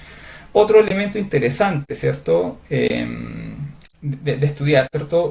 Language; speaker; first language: Spanish; native; Spanish